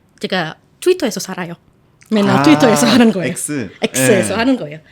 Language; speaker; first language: Korean; non-native, fluent; Indonesian